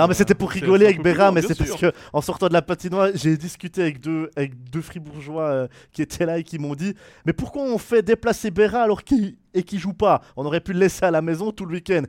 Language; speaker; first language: French; native; French